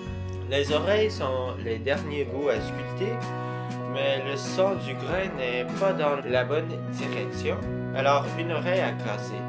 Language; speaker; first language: French; non-native, fluent; English